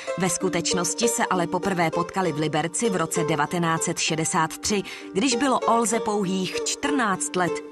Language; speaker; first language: Czech; native; Czech